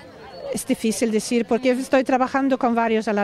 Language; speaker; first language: Spanish; non-native, fluent; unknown